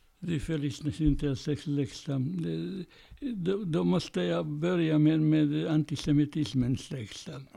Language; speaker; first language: Swedish; non-native, fluent; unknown